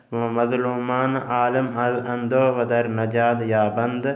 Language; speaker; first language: Persian; non-native, fluent; Urdu